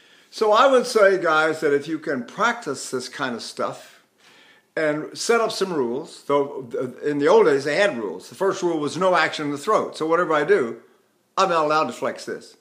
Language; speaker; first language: English; native; English